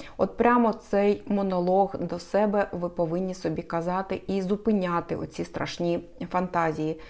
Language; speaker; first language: Ukrainian; non-native, local second language; Russian